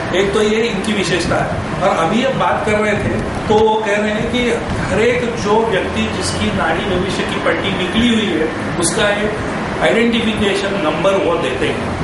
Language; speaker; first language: Hindi; non-native, local second language; Marathi